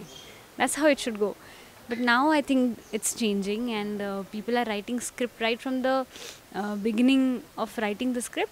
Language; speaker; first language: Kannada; non-native, fluent; Hindi